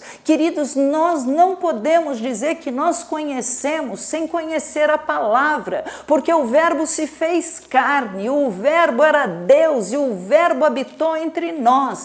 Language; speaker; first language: Portuguese; native; Portuguese